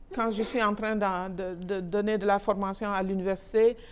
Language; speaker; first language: French; non-native, local second language; Wolof